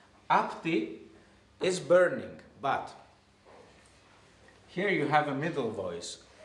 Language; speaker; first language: English; non-native, fluent; Greek